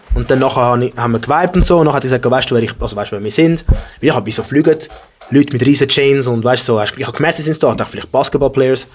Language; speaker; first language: German; early bilingual, other home language; English